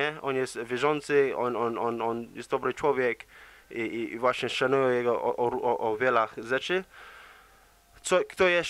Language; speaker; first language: Polish; early bilingual, heritage; English